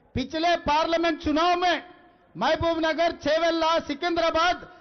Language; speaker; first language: Hindi; non-native, local second language; Telugu